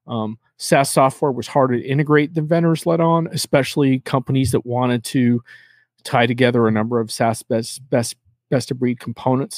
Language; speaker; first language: English; native; English